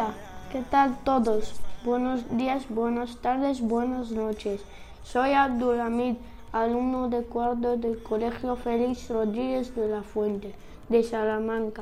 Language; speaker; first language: Spanish; early bilingual, other home language; Turkish